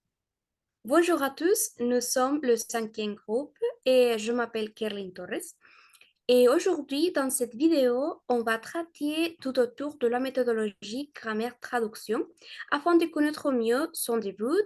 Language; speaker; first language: French; non-native, learner; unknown